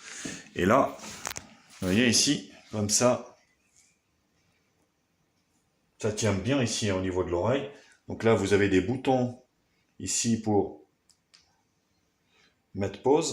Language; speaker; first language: French; native; French